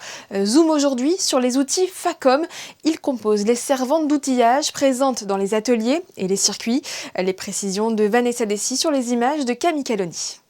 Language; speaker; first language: French; native; French